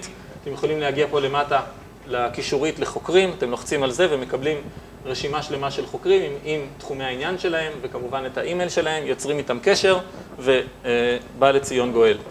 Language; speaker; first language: Hebrew; native; Hebrew